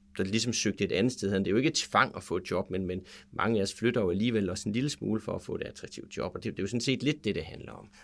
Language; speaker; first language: Danish; native; Danish